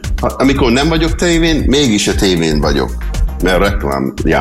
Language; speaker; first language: Hungarian; early bilingual, heritage; English